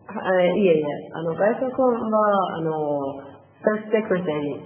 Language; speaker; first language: Japanese; non-native, learner; Persian